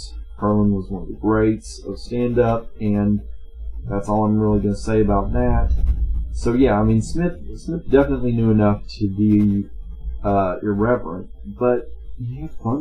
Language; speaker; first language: English; native; English